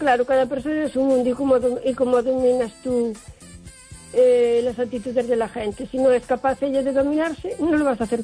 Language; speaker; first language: Spanish; native; Spanish